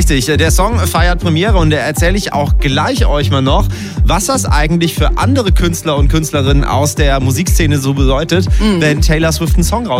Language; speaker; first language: German; native; German